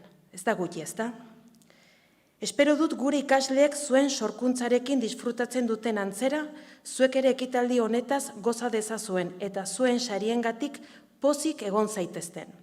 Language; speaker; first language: Basque; native; Basque